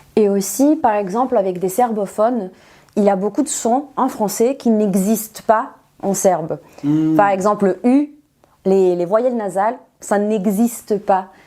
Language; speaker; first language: French; non-native, fluent; Serbian